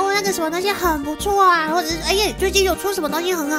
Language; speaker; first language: Chinese; native; Chinese